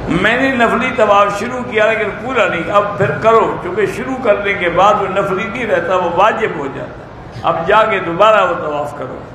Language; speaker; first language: Urdu; native; Urdu